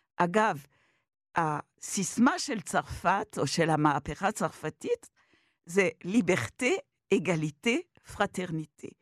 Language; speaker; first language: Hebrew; non-native, fluent; French